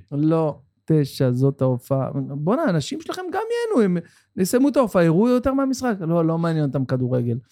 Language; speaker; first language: Hebrew; native; Hebrew